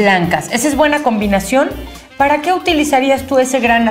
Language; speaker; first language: Spanish; native; Spanish